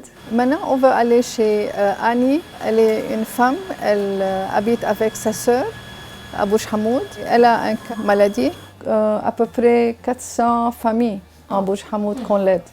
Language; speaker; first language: French; non-native, learner; Arabic